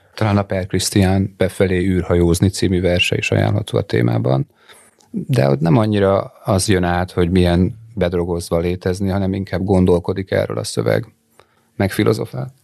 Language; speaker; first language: Hungarian; native; Hungarian